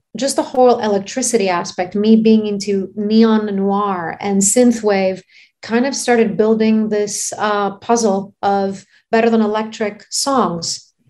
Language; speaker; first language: English; non-native, fluent; Greek